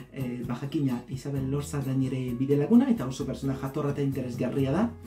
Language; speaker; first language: Basque; non-native, learner; French